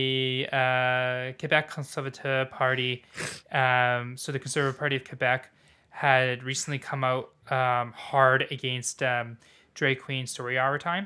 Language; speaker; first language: English; native; English